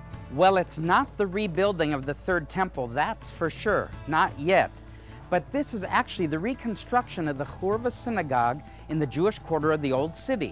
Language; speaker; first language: English; native; English